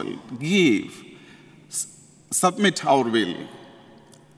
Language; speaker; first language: English; non-native, local second language; Malayalam